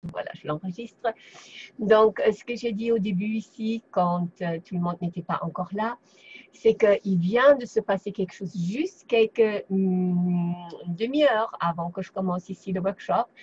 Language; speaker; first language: French; non-native, fluent; German